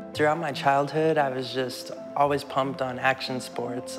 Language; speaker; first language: English; native; English